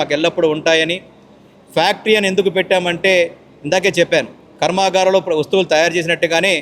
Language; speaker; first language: Telugu; native; Telugu